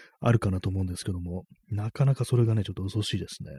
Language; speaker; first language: Japanese; native; Japanese